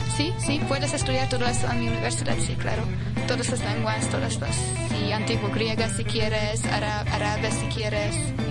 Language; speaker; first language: Spanish; non-native, learner; Hungarian